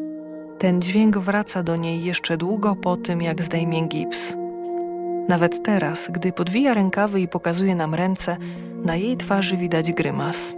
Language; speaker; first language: Polish; native; Polish